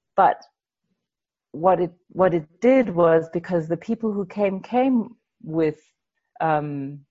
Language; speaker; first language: English; non-native, fluent; Danish